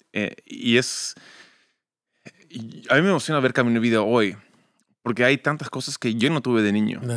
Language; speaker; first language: Spanish; early bilingual, other home language; English